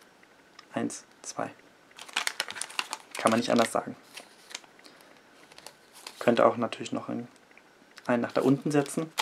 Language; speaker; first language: German; native; German